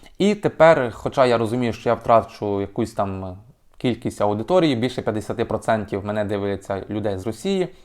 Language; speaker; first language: Ukrainian; native; Ukrainian